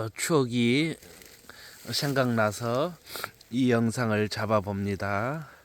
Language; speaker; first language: Korean; native; Korean